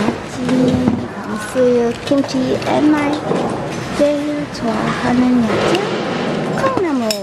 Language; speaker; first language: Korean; non-native, learner; Filipino